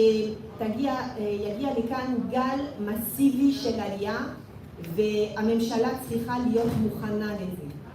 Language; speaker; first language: Hebrew; non-native, fluent; French